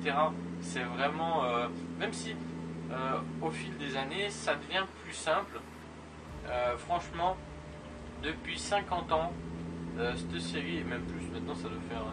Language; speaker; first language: French; native; French